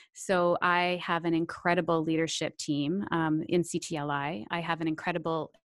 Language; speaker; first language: English; native; English